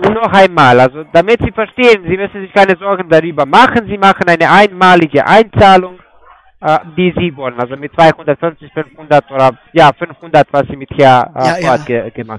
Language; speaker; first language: German; non-native, fluent; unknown